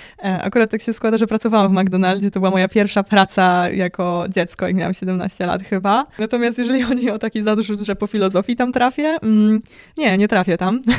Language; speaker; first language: Polish; native; Polish